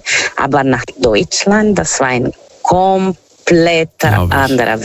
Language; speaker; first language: German; non-native, fluent; Portuguese